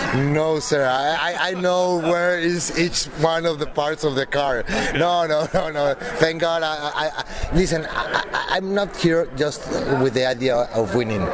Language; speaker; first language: English; non-native, fluent; Spanish